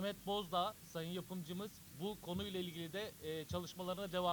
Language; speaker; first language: Turkish; native; Turkish